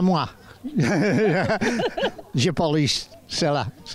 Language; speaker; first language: French; non-native, learner; English